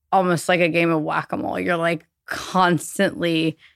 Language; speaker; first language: English; native; English